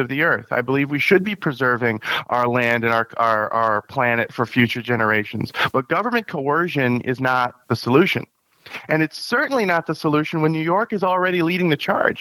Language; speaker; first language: English; native; English